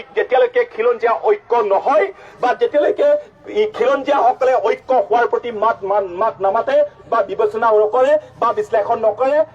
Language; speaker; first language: Assamese; non-native, local second language; Karbi